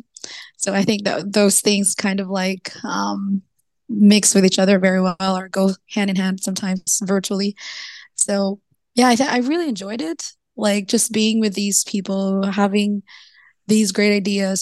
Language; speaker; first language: English; non-native, local second language; Cebuano